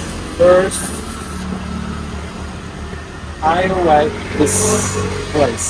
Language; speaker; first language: English; non-native, learner; Turkish